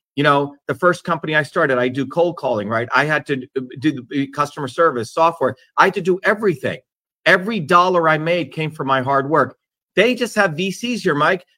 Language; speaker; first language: English; non-native, local second language; Tamil